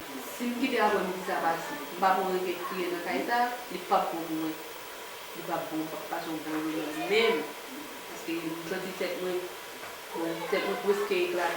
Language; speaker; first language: Haitian Creole; native; Haitian Creole